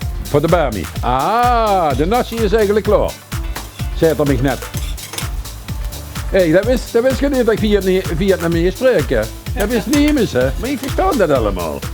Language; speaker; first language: Dutch; native; Dutch